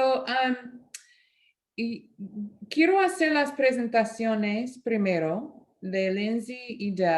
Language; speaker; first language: Spanish; non-native, fluent; English